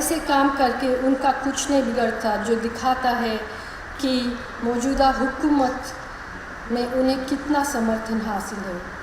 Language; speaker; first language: Hindi; non-native, local second language; English